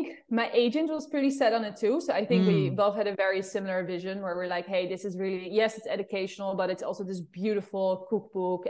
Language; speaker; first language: English; non-native, fluent; Dutch